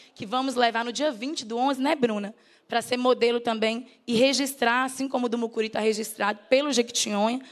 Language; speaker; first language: Portuguese; native; Portuguese